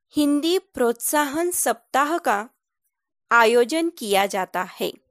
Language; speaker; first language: Hindi; non-native, local second language; Marathi